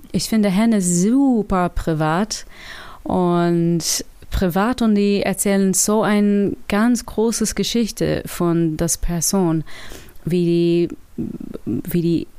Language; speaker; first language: German; non-native, learner; English